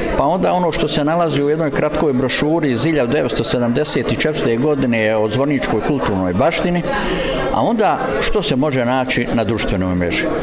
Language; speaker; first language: Bosnian; native; Bosnian